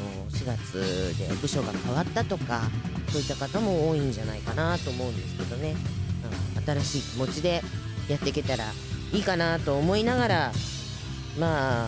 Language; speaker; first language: Japanese; native; Japanese